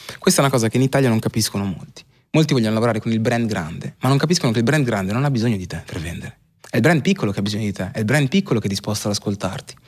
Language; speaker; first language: Italian; early bilingual, other home language; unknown